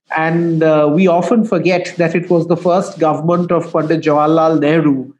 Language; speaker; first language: English; non-native, local second language; Bangla